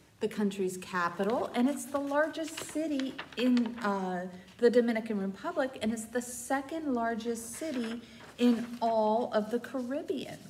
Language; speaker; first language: English; native; English